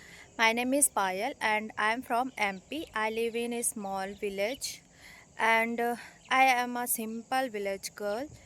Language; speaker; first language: English; non-native, learner; Hindi